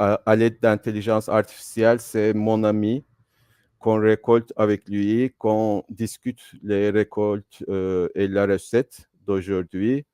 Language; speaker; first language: French; non-native, fluent; Turkish